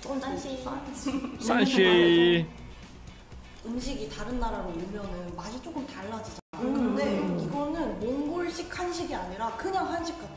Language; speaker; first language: Korean; non-native, fluent; Mongolian